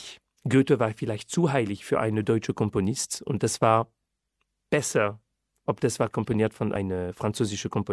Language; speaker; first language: German; non-native, fluent; French